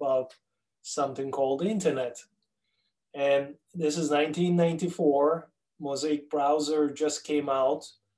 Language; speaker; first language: English; non-native, fluent; Turkish